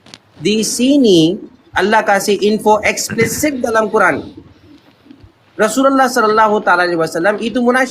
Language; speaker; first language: Indonesian; non-native, learner; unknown